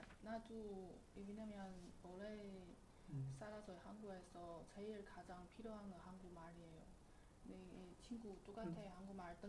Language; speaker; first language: Korean; non-native, learner; Chinese